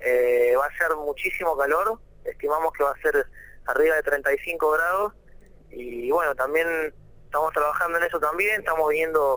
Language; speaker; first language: Spanish; native; Spanish